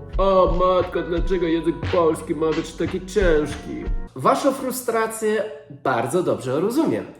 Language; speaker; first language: Polish; non-native, fluent; English